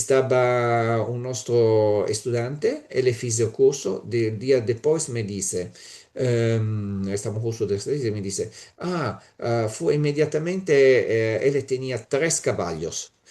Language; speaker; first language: Spanish; non-native, learner; Italian